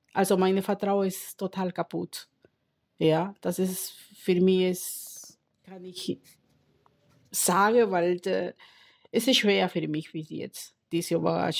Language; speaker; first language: German; non-native, learner; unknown